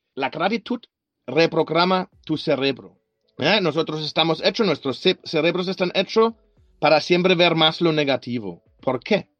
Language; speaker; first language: Spanish; non-native, fluent; German